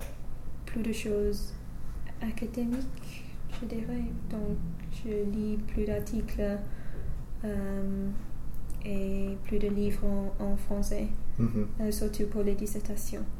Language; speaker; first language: French; non-native, fluent; English